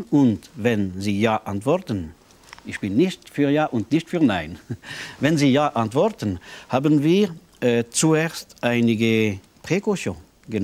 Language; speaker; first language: German; non-native, local second language; French